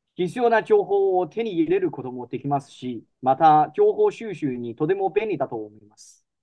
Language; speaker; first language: Japanese; non-native, fluent; Chinese